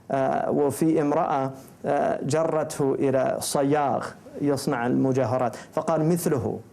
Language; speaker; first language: Arabic; non-native, fluent; English